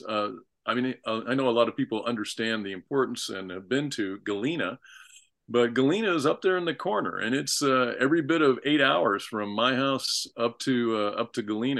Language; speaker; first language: English; native; English